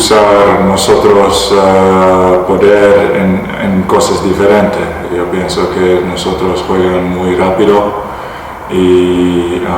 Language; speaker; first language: Spanish; non-native, learner; Dutch